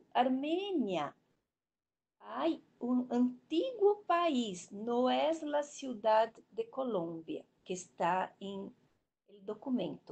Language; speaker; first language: Spanish; non-native, learner; Portuguese